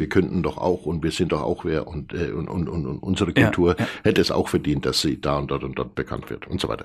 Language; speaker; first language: German; native; German